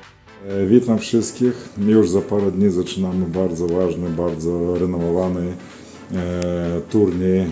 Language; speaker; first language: Polish; non-native, fluent; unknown